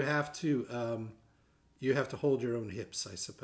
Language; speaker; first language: English; native; English